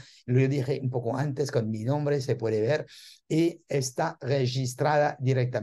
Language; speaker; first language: Spanish; non-native, learner; French